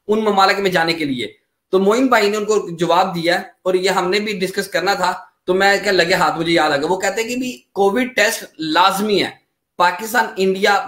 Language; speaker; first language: Urdu; non-native, local second language; Punjabi